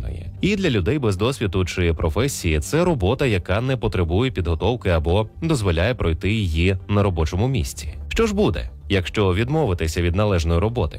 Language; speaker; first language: Ukrainian; native; Ukrainian